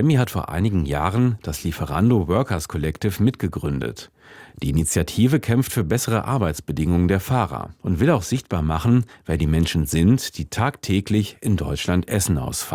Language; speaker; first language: German; native; German